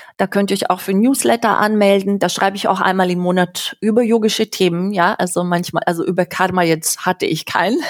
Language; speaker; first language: German; non-native, fluent; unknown